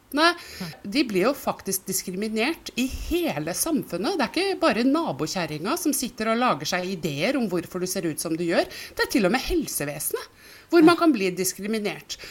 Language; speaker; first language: Norwegian; native; Norwegian